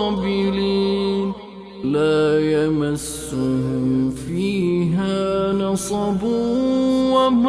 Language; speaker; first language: Arabic; native; Arabic